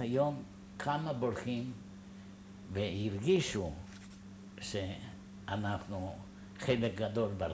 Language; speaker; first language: Hebrew; non-native, fluent; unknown